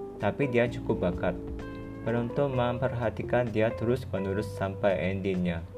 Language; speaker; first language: Indonesian; non-native, fluent; Japanese